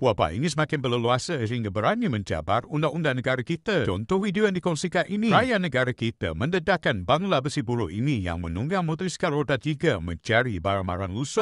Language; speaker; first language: Malay; native; Malay